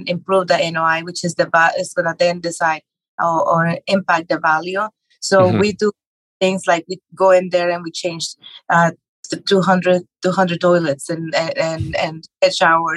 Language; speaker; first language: English; non-native, fluent; Spanish